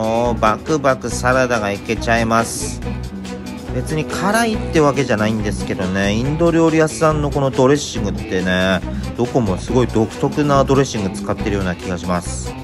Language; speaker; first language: Japanese; native; Japanese